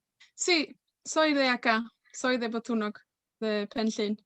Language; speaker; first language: Spanish; non-native, fluent; Welsh